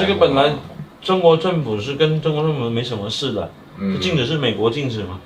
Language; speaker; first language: Chinese; native; Chinese